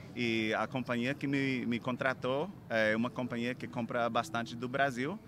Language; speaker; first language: Portuguese; non-native, fluent; English